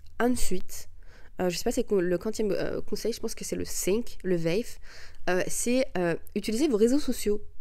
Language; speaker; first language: French; early bilingual, other home language; Arabic